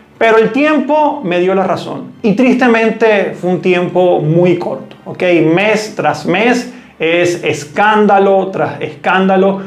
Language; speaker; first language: Spanish; native; Spanish